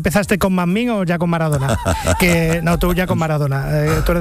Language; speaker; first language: Spanish; native; Spanish